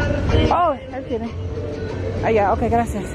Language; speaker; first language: Spanish; non-native, learner; English